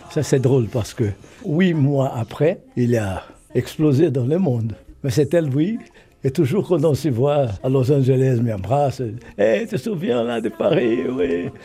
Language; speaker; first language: French; non-native, fluent; Portuguese